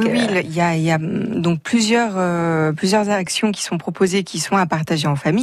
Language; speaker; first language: French; native; French